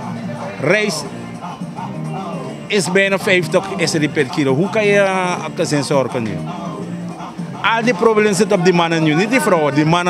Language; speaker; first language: Dutch; non-native, local second language; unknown